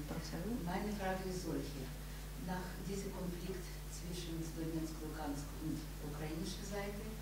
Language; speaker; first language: German; non-native, learner; Russian